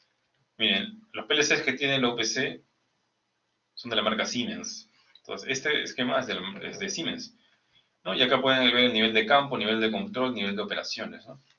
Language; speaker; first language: Spanish; native; Spanish